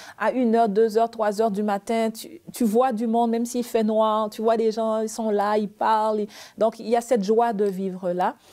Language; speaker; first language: French; early bilingual, other home language; Haitian Creole